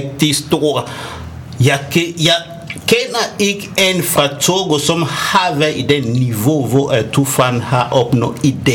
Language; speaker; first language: Danish; non-native, fluent; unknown